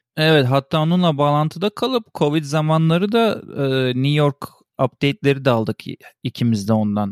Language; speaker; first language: Turkish; early bilingual, heritage; Turkish